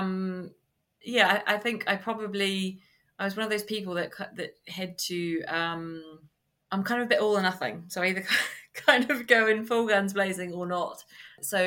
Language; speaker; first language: English; native; English